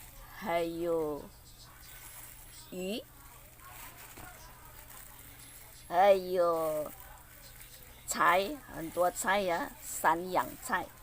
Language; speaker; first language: Chinese; non-native, learner; Indonesian